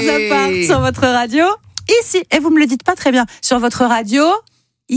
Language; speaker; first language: French; native; French